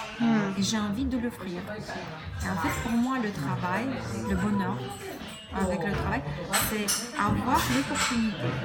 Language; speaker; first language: French; non-native, fluent; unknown